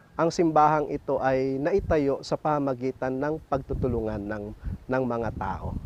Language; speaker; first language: Filipino; native; Filipino